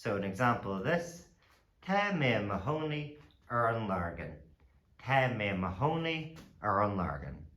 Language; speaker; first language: Irish; non-native, local second language; English